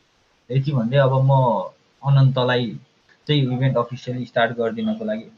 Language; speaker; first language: Nepali; native; Nepali